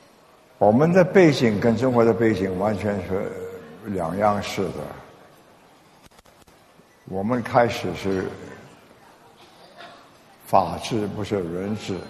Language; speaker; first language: Chinese; non-native, local second language; English